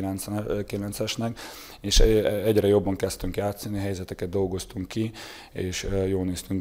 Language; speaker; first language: Hungarian; non-native, fluent; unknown